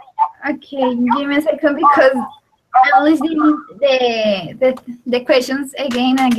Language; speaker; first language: English; non-native, learner; Spanish